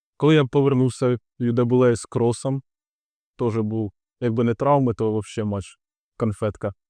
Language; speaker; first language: Ukrainian; non-native, local second language; Russian